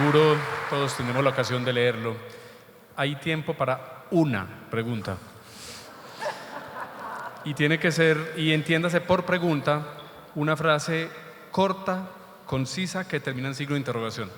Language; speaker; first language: Spanish; native; Spanish